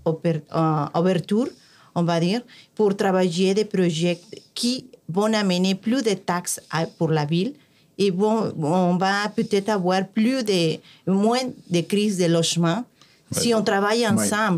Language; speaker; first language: French; non-native, fluent; Spanish